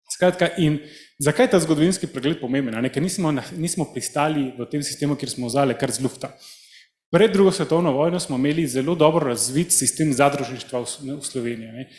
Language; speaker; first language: Slovenian; early bilingual, heritage; Slovenian